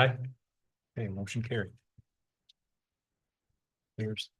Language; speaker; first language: English; native; English